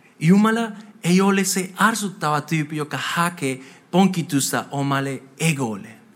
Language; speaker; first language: Finnish; non-native, fluent; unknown